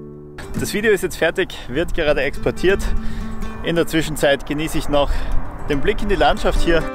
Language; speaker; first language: German; native; German